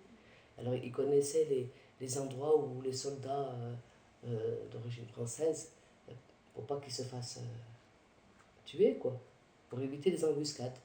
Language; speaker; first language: French; early bilingual, other home language; Arabic